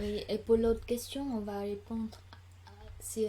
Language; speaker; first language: French; non-native, learner; Khmer